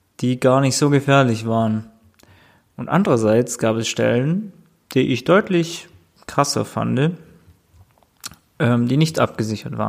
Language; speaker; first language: German; native; German